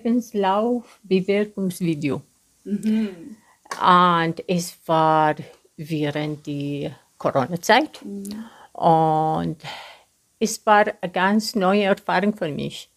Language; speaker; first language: German; non-native, learner; Arabic